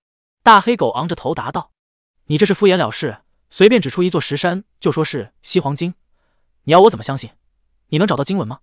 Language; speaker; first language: Chinese; native; Chinese